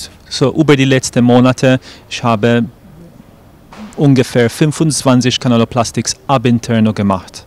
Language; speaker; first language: German; non-native, fluent; English